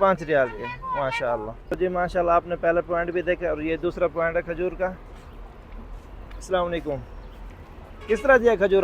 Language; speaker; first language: Hindi; native; Hindi